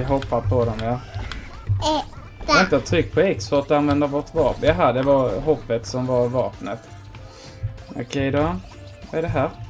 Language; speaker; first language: Swedish; native; Swedish